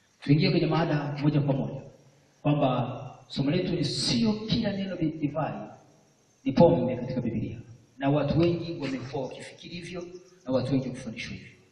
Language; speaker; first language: Swahili; non-native, local second language; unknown